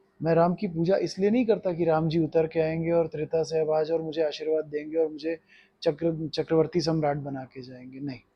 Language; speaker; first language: Hindi; native; Hindi